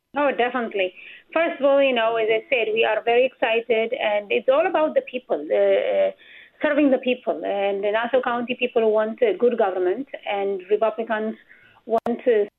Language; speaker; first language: English; non-native, fluent; Amharic